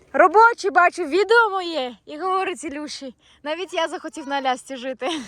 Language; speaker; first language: Ukrainian; native; Ukrainian